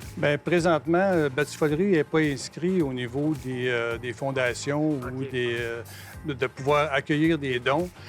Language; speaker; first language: French; native; French